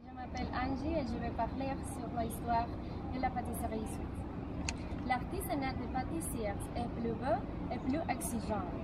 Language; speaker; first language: French; non-native, learner; Spanish